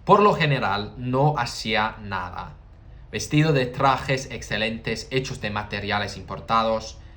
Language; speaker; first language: Spanish; non-native, learner; English